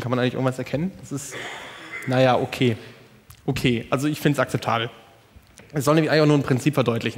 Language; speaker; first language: German; native; German